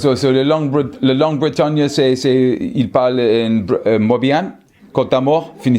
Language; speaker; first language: French; non-native, learner; English